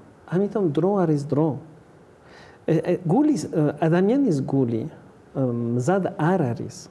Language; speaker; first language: Georgian; non-native, learner; French